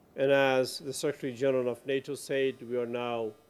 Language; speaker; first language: English; non-native, fluent; Persian